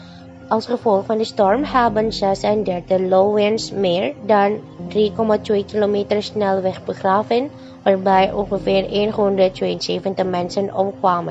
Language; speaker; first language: Dutch; non-native, fluent; Indonesian